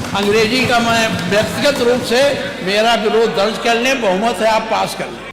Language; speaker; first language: Hindi; native; Hindi